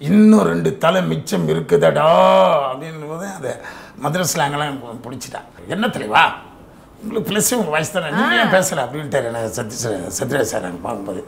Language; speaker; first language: Tamil; native; Tamil